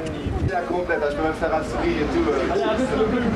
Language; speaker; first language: French; native; French